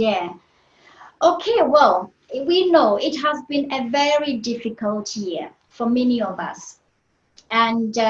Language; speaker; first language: English; non-native, fluent; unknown